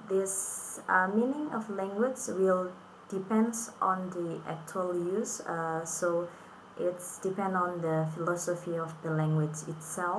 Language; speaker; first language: English; non-native, fluent; Indonesian